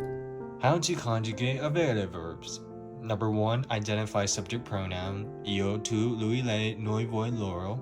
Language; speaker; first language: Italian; non-native, learner; English